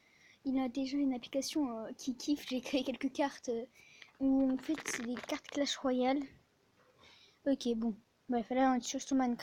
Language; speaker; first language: French; native; French